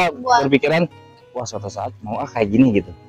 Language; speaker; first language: Indonesian; native; Indonesian